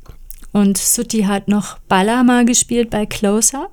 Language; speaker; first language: German; native; German